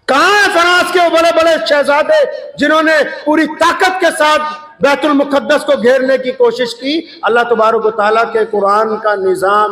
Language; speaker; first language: Urdu; native; Urdu